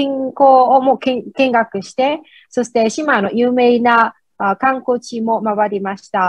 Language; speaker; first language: Japanese; non-native, fluent; Vietnamese